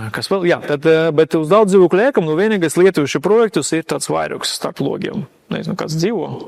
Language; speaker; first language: Latvian; non-native, local second language; Russian